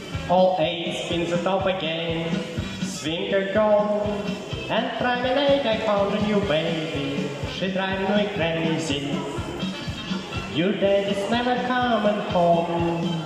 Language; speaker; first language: English; non-native, fluent; Russian